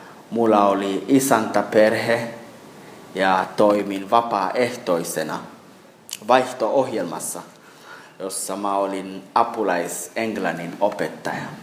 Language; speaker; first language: Finnish; non-native, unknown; Swahili